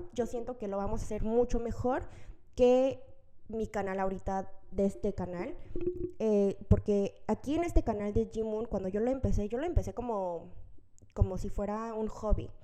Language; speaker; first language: Spanish; early bilingual, other home language; Korean